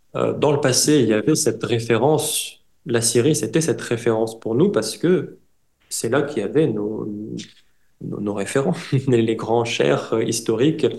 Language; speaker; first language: French; native; French